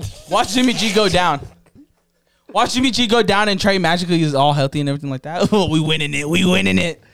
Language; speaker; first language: English; early bilingual, other home language; Spanish